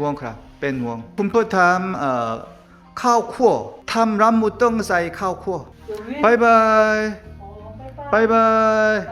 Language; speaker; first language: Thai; non-native, learner; Korean